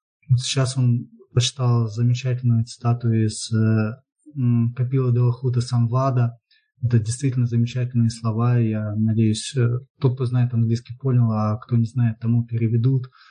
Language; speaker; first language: Russian; native; Russian